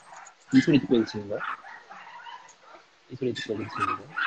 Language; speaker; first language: Japanese; non-native, fluent; Korean